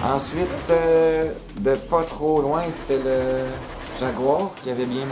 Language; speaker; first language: French; native; French